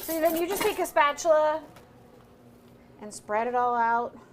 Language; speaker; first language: English; native; English